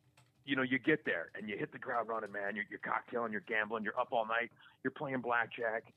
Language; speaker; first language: English; native; English